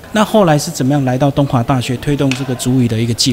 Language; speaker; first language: Chinese; native; Chinese